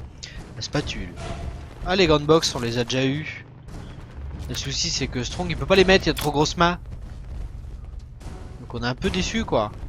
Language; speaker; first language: French; native; French